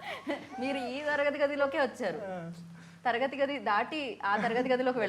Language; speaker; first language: Telugu; native; Telugu